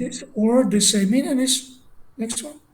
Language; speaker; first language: English; non-native, learner; Russian